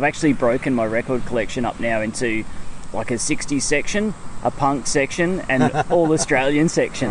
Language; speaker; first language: English; native; English